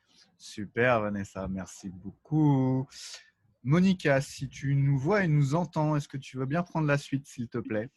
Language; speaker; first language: French; native; French